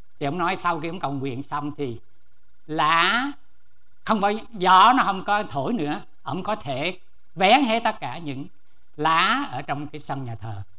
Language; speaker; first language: Vietnamese; native; Vietnamese